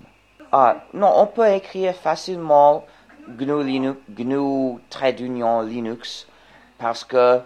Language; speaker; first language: French; non-native, fluent; English